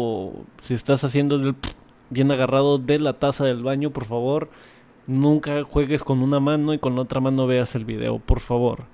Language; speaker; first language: Spanish; native; Spanish